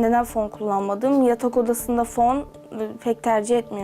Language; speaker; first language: Turkish; native; Turkish